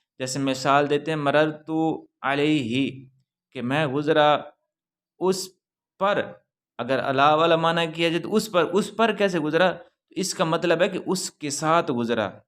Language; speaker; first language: Urdu; non-native, local second language; Punjabi